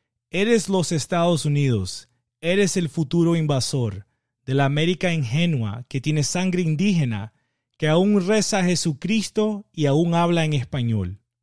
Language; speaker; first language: Spanish; native; Spanish